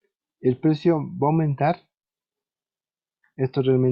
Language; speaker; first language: Spanish; native; Spanish